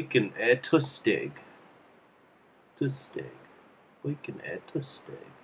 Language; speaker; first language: Swedish; non-native, learner; English